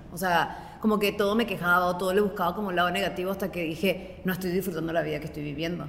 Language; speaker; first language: Spanish; native; Spanish